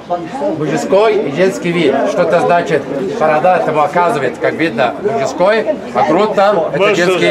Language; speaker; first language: Russian; non-native, fluent; Arabic